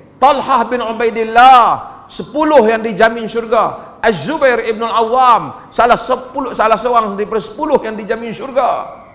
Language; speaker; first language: Malay; native; Malay